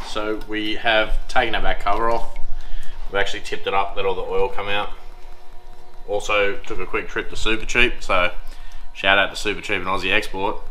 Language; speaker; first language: English; native; English